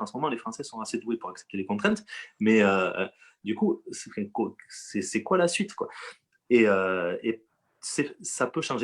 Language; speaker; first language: French; native; French